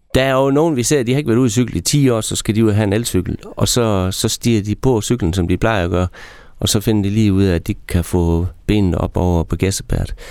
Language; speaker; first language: Danish; native; Danish